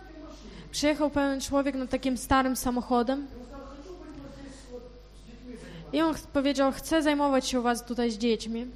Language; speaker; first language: Polish; non-native, fluent; Ukrainian